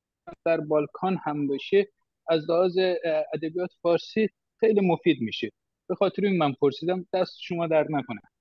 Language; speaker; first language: Persian; non-native, fluent; Turkish